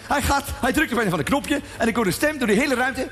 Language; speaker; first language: Dutch; native; Dutch